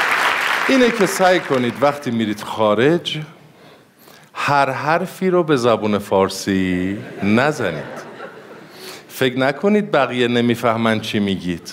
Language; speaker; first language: Persian; native; Persian